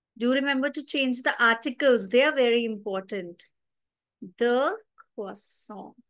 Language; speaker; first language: English; non-native, local second language; Hindi